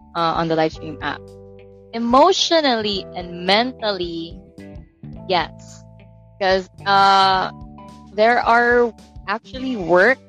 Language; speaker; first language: English; non-native, local second language; Filipino